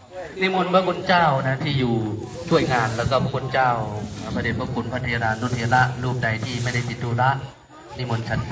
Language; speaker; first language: Thai; non-native, local second language; Lao